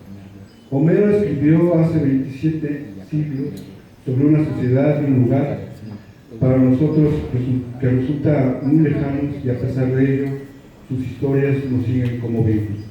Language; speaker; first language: Spanish; native; Spanish